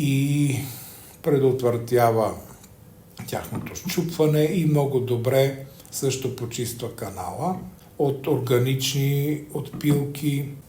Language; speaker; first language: Bulgarian; native; Bulgarian